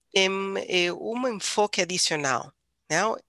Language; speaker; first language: Portuguese; non-native, fluent; English